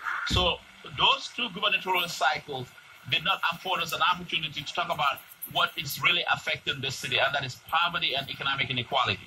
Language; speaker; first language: English; native; English